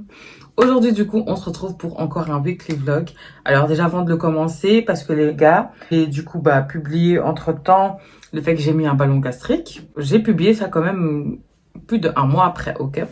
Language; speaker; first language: French; native; French